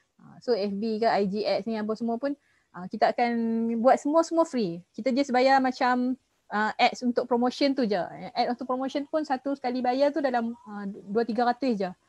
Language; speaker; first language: Malay; native; Malay